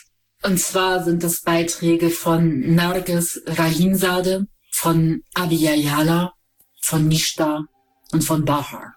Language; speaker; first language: German; native; German